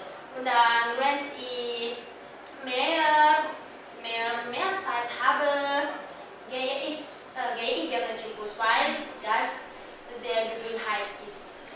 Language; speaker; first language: German; non-native, learner; Indonesian